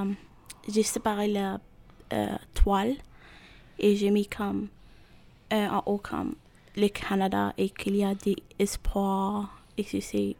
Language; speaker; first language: French; non-native, fluent; Arabic